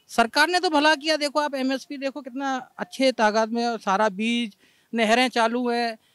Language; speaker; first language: Hindi; native; Hindi